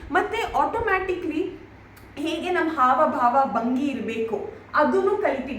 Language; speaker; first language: Kannada; non-native, learner; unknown